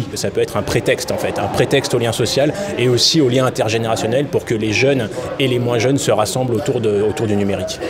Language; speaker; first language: French; native; French